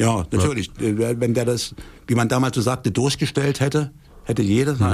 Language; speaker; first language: German; native; German